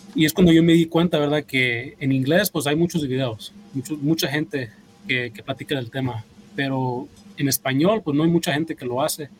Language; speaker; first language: Spanish; early bilingual, heritage; Spanish